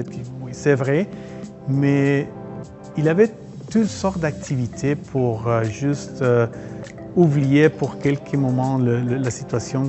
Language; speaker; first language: French; non-native, fluent; Spanish